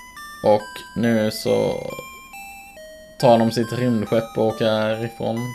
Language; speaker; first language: Swedish; native; Swedish